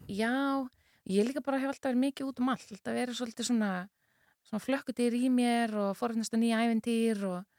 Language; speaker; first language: Icelandic; native; Icelandic